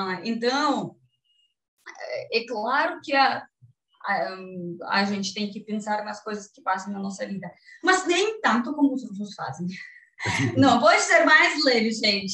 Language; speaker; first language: Portuguese; non-native, learner; Russian